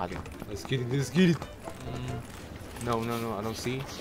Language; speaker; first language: English; non-native, learner; Korean